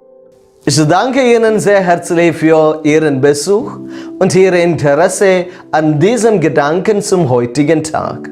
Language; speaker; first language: German; non-native, fluent; Malayalam